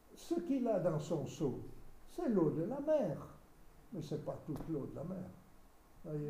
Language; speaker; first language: French; native; French